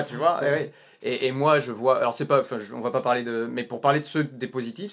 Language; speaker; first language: French; native; French